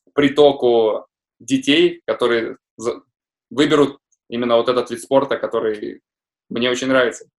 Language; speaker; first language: Russian; native; Russian